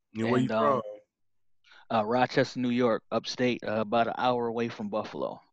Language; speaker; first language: English; native; English